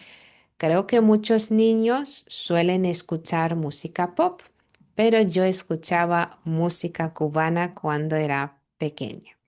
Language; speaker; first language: Spanish; non-native, fluent; Lithuanian